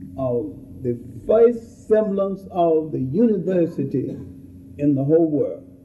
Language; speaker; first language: English; native; English